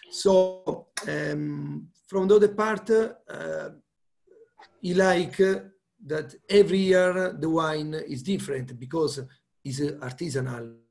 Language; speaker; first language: English; non-native, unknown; Italian